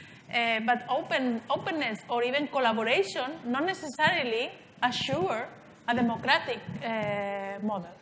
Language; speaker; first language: English; non-native, fluent; Spanish